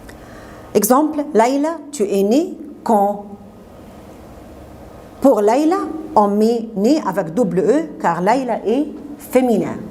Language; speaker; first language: French; non-native, fluent; Arabic